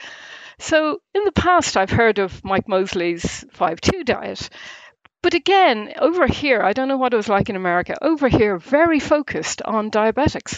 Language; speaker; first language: English; native; English